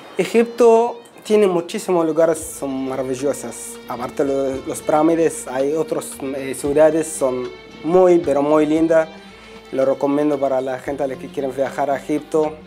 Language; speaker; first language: Spanish; non-native, fluent; Arabic